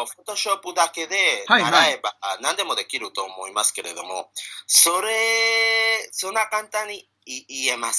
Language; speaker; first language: Japanese; non-native, learner; Spanish